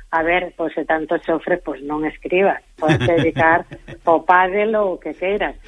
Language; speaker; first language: Galician; early bilingual, heritage; Galician